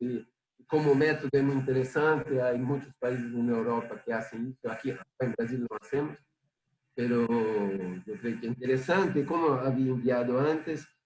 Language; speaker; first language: Spanish; non-native, fluent; Portuguese